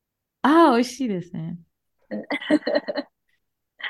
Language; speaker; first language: Japanese; non-native, fluent; English